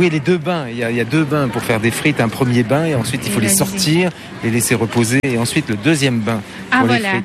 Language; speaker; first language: French; native; French